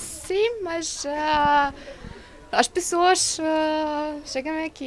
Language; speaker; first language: Portuguese; non-native, learner; Ukrainian